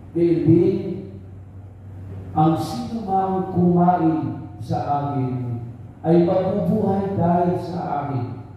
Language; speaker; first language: Filipino; non-native, local second language; Cebuano